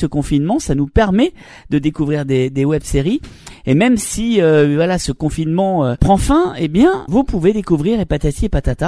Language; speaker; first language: French; native; French